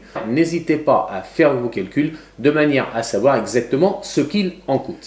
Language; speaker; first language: French; native; French